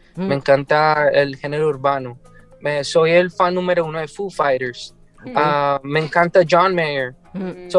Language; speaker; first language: Spanish; native; Spanish